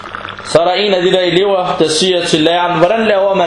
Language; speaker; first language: Danish; early bilingual, other home language; Arabic